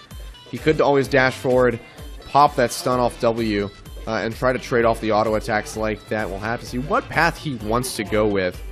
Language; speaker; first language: English; native; English